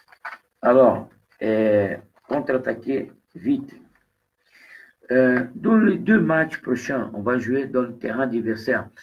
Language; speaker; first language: French; non-native, fluent; Portuguese